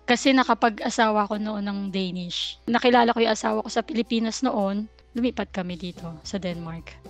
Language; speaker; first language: Filipino; native; Filipino